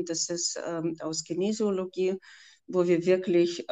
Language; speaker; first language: German; non-native, fluent; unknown